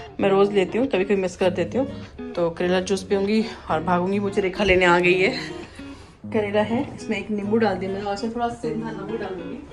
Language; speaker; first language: Hindi; native; Hindi